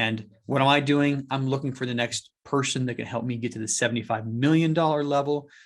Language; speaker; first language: English; native; English